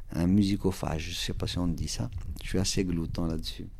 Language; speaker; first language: French; non-native, local second language; Kabyle